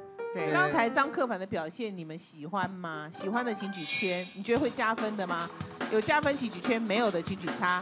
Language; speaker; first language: Chinese; native; Chinese